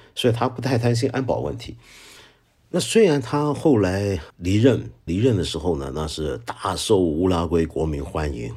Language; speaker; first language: Chinese; non-native, local second language; Cantonese